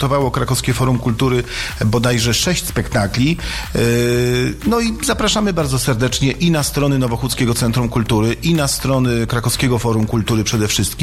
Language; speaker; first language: Polish; native; Polish